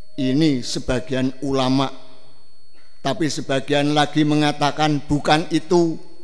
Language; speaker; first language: Indonesian; non-native, local second language; Javanese